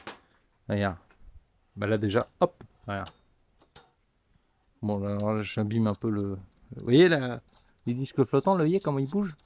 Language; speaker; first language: French; native; French